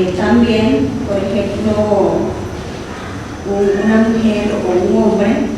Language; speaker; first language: Spanish; non-native, local second language; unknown